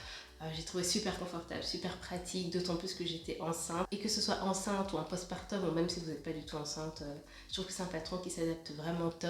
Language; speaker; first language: French; native; French